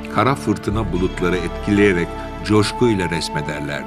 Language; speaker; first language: Turkish; native; Turkish